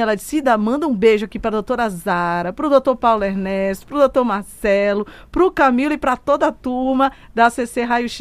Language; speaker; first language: Portuguese; native; Portuguese